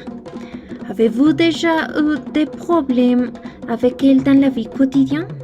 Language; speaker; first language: French; non-native, learner; Spanish